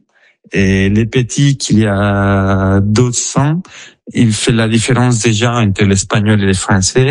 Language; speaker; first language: French; non-native, fluent; Spanish